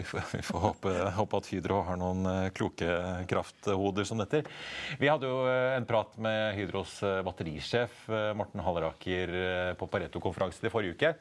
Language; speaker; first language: Norwegian; native; Norwegian